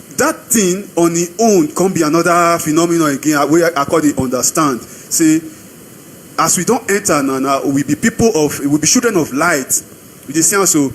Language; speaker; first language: Nigerian Pidgin; non-native, local second language; Igbo